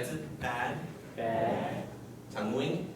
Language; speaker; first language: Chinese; non-native, fluent; English